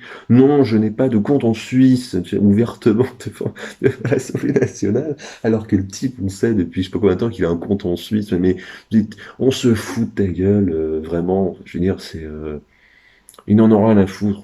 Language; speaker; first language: French; native; French